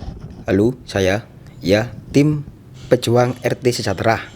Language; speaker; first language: Indonesian; non-native, local second language; Javanese